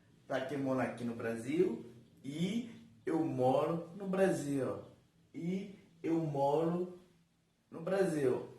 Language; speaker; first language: Portuguese; non-native, fluent; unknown